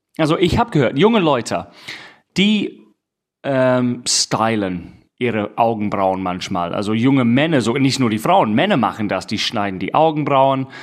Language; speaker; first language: German; non-native, fluent; English